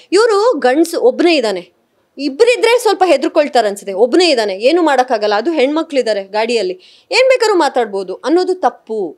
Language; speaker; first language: Kannada; native; Kannada